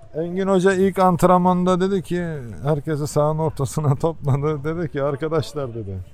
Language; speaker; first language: Turkish; early bilingual, heritage; Turkish